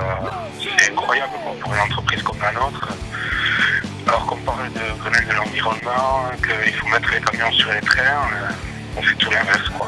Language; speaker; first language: French; native; French